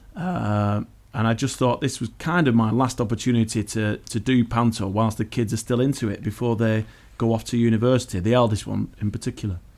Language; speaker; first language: English; native; English